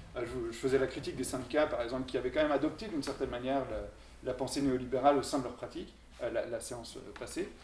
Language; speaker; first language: French; native; French